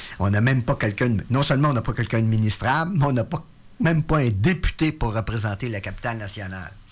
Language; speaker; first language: French; native; French